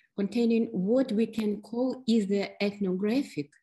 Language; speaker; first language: English; non-native, fluent; Ukrainian